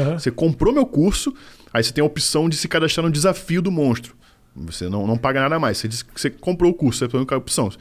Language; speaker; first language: Portuguese; native; Portuguese